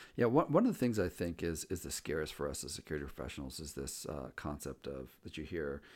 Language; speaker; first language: English; native; English